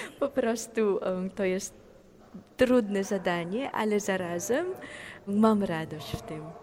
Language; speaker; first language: Polish; non-native, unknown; Filipino